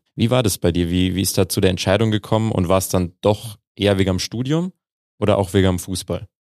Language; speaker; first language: German; native; German